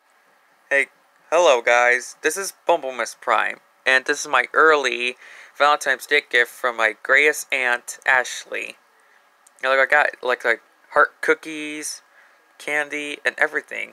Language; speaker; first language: English; native; English